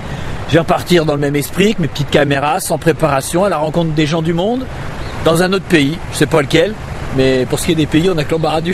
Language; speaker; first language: French; native; French